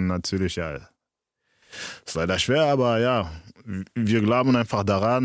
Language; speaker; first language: German; early bilingual, other home language; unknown